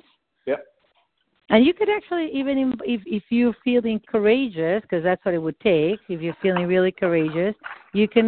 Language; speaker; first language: English; non-native, fluent; Spanish